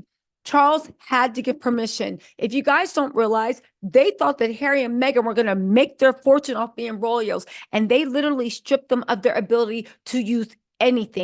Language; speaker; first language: English; native; English